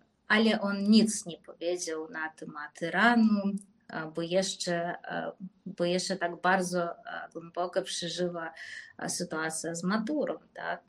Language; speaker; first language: Polish; non-native, fluent; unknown